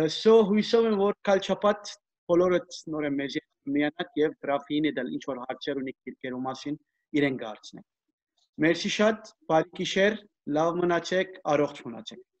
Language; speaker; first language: Armenian; early bilingual, heritage; Armenian